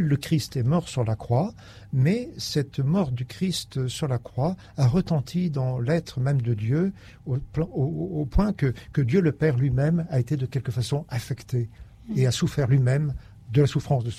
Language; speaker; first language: French; native; French